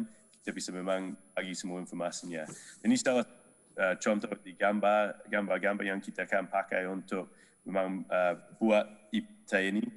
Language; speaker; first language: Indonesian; non-native, fluent; English